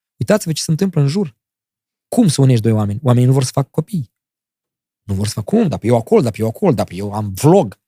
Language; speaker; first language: Romanian; native; Romanian